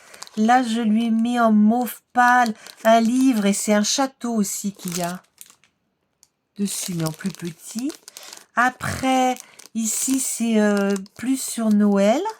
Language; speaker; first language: French; native; French